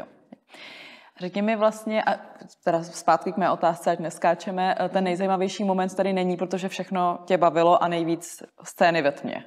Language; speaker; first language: Czech; native; Czech